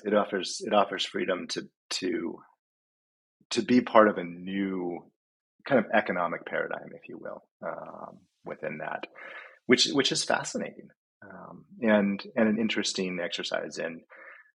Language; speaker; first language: English; native; English